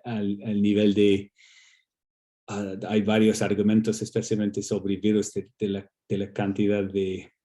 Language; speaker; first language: Spanish; non-native, fluent; English